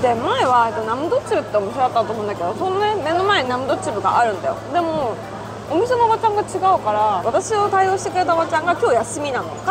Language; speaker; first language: Japanese; native; Japanese